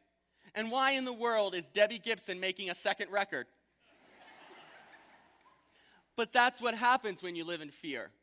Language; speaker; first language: English; native; English